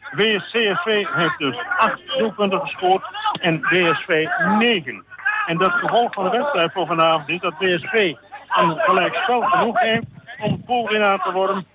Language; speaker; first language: Dutch; native; Dutch